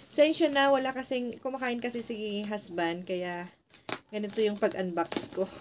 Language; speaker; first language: Filipino; non-native, local second language; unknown